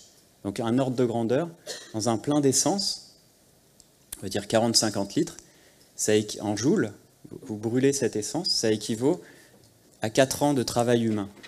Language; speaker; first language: French; native; French